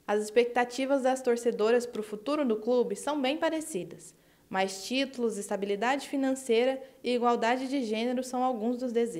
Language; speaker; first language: Portuguese; native; Portuguese